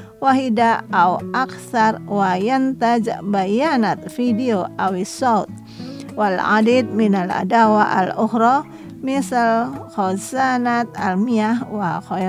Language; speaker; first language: Arabic; non-native, fluent; Indonesian